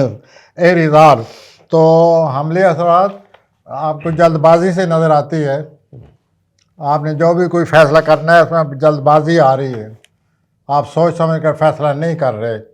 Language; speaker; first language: Urdu; native; Urdu